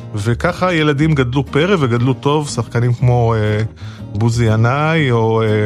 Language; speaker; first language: Hebrew; native; Hebrew